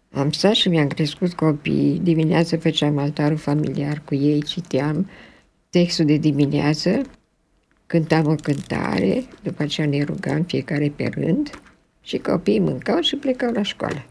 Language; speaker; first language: Romanian; early bilingual, other home language; French